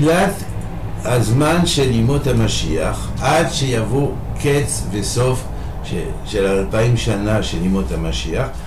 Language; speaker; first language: Hebrew; non-native, fluent; French